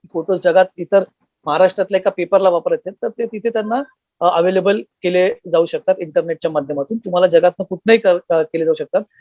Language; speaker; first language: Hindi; non-native, local second language; Marathi